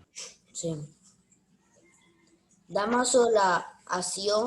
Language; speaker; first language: Spanish; native; Spanish